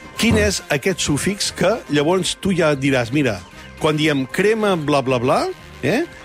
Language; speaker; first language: Catalan; native; Catalan